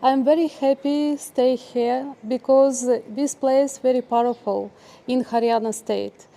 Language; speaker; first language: English; non-native, learner; Ukrainian